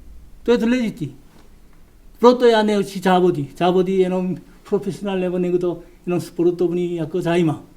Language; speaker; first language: Czech; non-native, learner; Korean